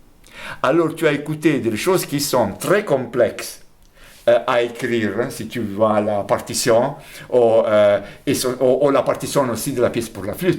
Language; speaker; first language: French; non-native, fluent; Italian